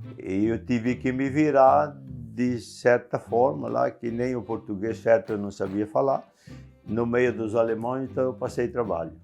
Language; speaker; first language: Portuguese; non-native, local second language; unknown